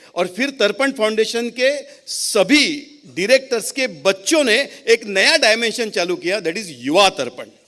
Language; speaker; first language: Hindi; non-native, local second language; Marathi